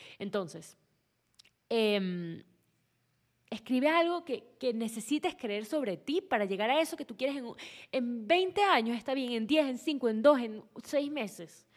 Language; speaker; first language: Spanish; native; Spanish